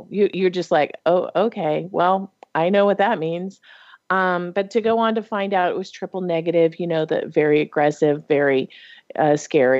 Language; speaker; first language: English; native; English